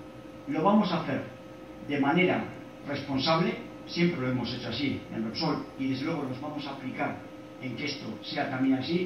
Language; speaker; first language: Spanish; native; Spanish